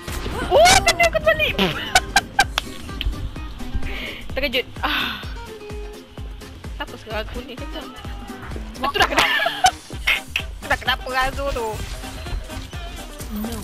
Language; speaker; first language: Malay; native; Malay